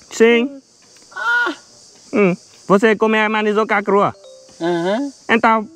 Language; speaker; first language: Portuguese; non-native, learner; Vietnamese